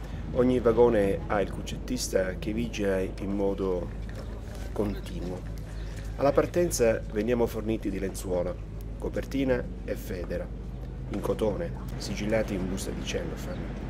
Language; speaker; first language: Italian; native; Italian